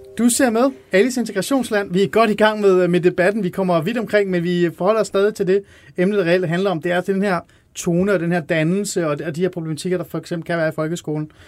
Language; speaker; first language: Danish; early bilingual, other home language; Persian